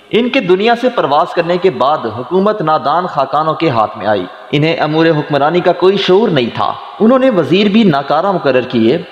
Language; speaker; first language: Urdu; native; Urdu